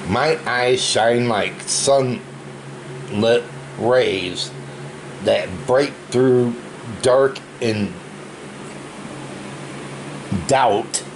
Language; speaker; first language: English; native; English